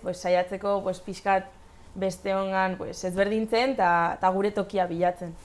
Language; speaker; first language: Basque; non-native, local second language; Spanish